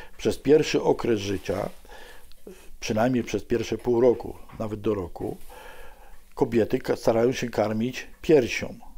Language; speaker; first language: Polish; native; Polish